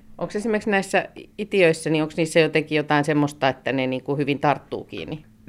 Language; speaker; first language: Finnish; native; Finnish